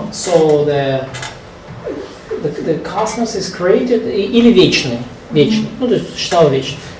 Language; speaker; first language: Russian; native; Russian